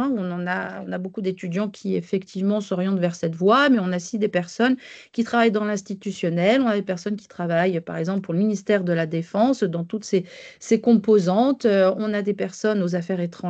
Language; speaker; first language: French; native; French